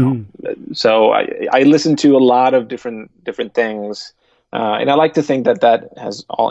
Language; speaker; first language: English; non-native, fluent; Spanish